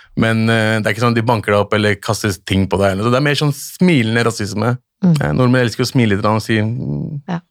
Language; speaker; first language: Norwegian; early bilingual, other home language; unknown